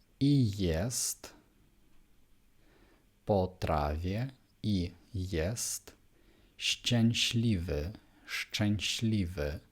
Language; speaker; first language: Polish; non-native, fluent; Ukrainian